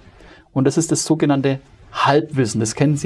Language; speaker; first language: German; native; German